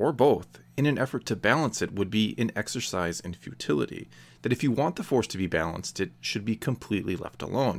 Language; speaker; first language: English; native; English